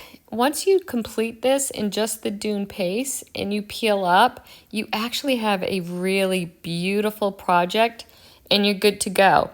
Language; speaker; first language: English; native; English